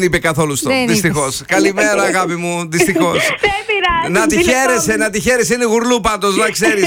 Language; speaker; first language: Greek; native; Greek